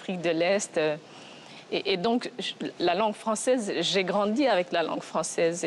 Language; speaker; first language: French; non-native, local second language; Kinyarwanda